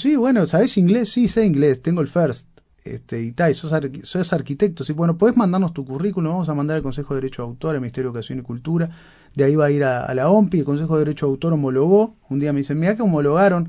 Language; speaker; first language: Spanish; native; Spanish